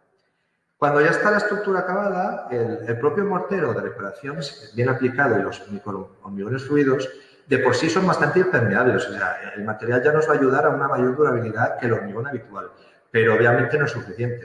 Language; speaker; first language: Spanish; native; Spanish